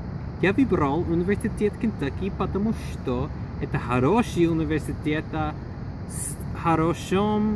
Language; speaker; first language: Russian; non-native, learner; English